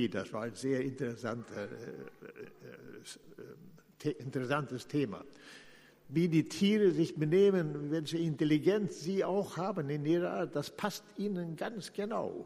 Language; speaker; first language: German; non-native, fluent; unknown